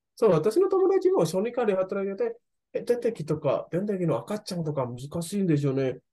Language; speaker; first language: Japanese; non-native, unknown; Indonesian